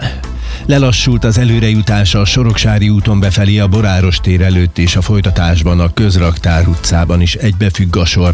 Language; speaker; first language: Hungarian; native; Hungarian